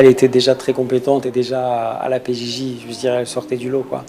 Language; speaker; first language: French; native; French